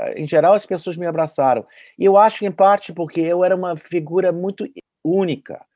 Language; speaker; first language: Portuguese; non-native, fluent; English